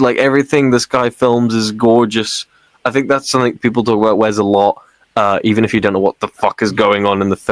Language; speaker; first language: English; native; English